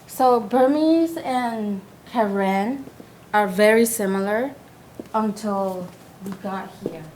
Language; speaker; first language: English; non-native, fluent; Burmese